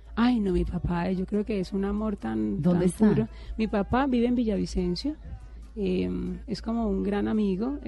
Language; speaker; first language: Spanish; native; Spanish